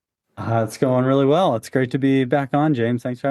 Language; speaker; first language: English; native; English